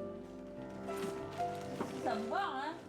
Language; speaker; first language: French; native; French